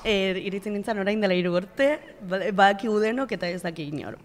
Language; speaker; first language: Basque; non-native, local second language; Spanish